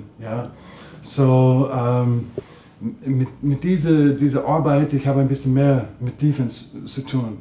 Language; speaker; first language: German; non-native, learner; English